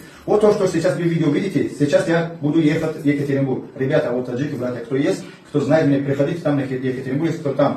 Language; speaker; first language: Russian; non-native, fluent; Tajik